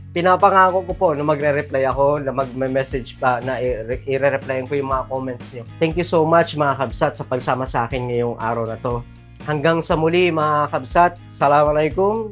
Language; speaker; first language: Filipino; non-native, local second language; Iloko